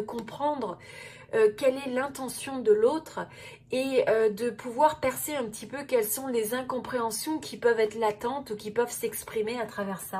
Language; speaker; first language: French; native; French